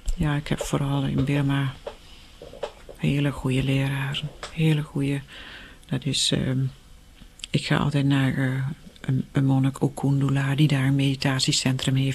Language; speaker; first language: Dutch; native; Dutch